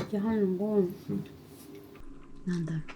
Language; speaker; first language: Korean; non-native, learner; Japanese